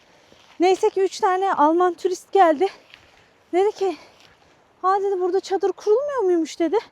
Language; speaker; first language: Turkish; native; Turkish